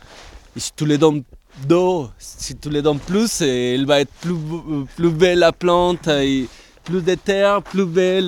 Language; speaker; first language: French; non-native, fluent; Spanish